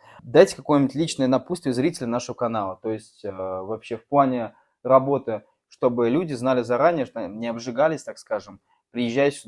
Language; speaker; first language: Russian; native; Russian